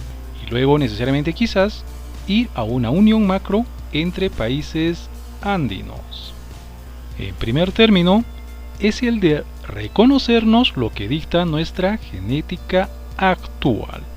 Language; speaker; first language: Spanish; native; Spanish